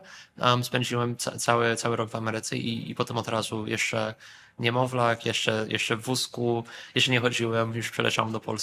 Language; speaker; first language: Polish; early bilingual, heritage; Polish